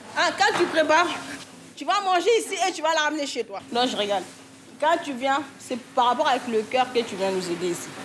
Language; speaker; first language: French; native; French